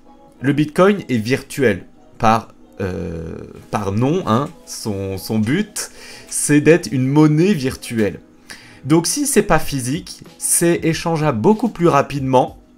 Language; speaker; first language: French; native; French